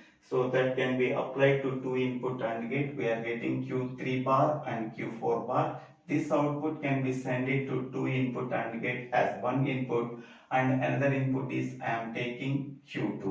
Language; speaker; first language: English; non-native, local second language; Telugu